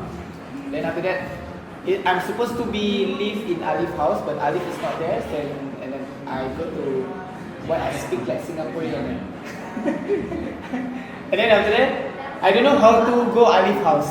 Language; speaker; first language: English; non-native, fluent; Indonesian